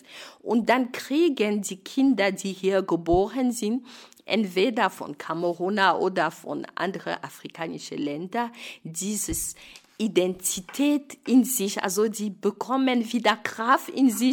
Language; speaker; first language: German; non-native, fluent; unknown